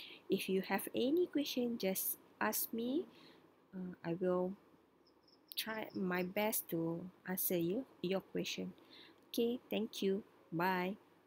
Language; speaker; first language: English; non-native, local second language; Malay